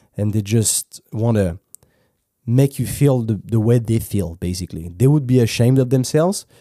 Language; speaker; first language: English; non-native, fluent; French